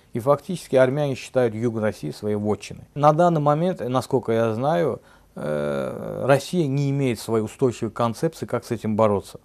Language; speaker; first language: Russian; non-native, local second language; Azerbaijani